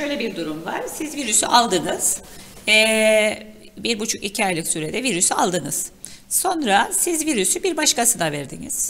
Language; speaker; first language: Turkish; native; Turkish